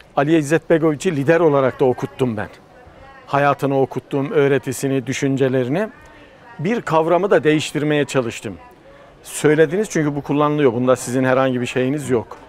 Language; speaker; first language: Turkish; native; Turkish